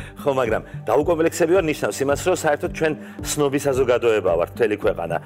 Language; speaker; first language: Georgian; native; Georgian